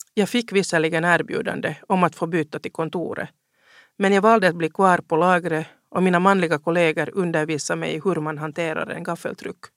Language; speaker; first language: Swedish; native; Swedish